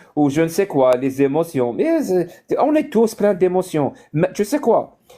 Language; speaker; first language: French; non-native, local second language; Arabic